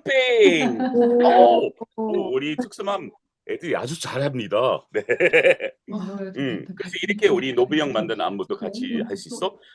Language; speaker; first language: Korean; non-native, learner; English